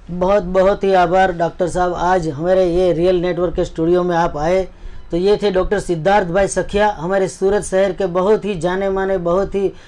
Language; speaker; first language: Hindi; non-native, local second language; Gujarati